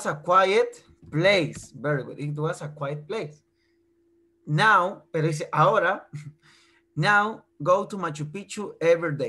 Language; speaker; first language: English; non-native, fluent; Spanish